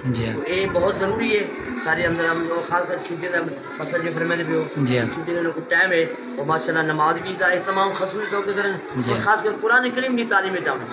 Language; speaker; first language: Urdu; non-native, local second language; Saraiki